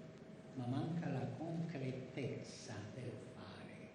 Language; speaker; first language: Italian; non-native, fluent; Spanish